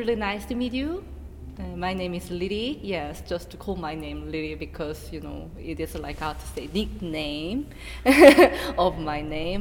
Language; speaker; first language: English; non-native, learner; Korean